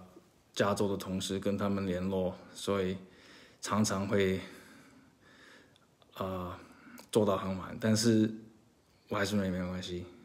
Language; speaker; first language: Chinese; early bilingual, heritage; Chinese